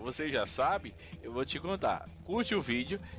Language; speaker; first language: Portuguese; native; Portuguese